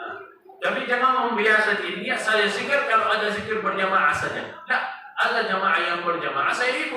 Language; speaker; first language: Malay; non-native, fluent; Arabic